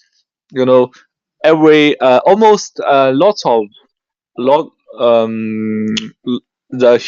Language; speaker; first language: English; non-native, learner; Chinese